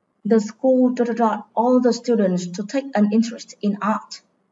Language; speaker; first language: English; non-native, fluent; Vietnamese